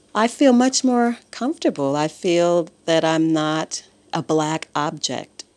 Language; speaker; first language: English; native; English